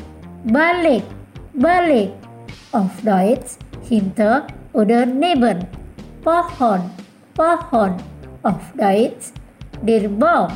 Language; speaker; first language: German; non-native, fluent; Indonesian